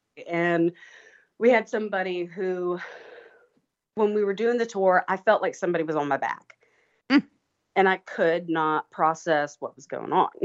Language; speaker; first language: English; native; English